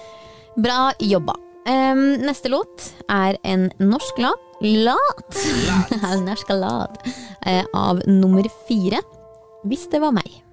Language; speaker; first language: Norwegian; native; Norwegian